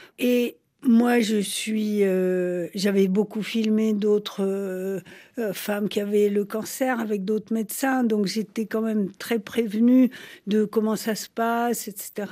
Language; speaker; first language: French; native; French